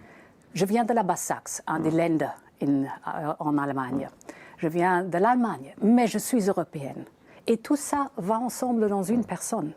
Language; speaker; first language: French; non-native, fluent; German